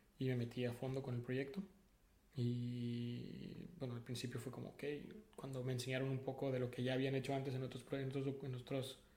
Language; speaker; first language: Spanish; native; Spanish